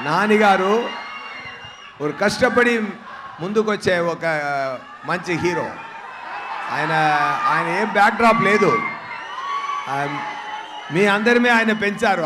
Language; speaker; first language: Telugu; non-native, learner; Tamil